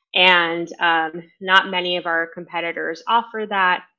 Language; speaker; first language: English; native; English